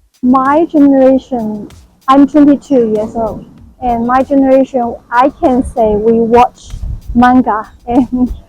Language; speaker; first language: English; non-native, learner; Chinese